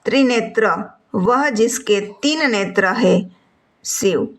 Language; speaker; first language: Hindi; non-native, local second language; Gujarati